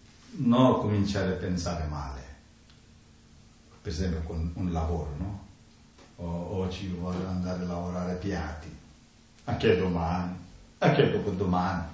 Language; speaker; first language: Italian; non-native, learner; Tibetan